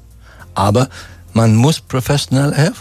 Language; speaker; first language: German; non-native, fluent; English